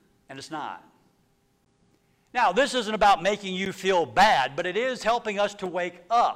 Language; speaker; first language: English; native; English